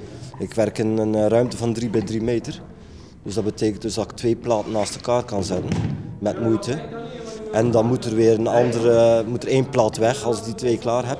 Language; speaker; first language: Dutch; native; Dutch